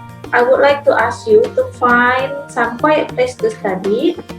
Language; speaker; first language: English; non-native, fluent; Indonesian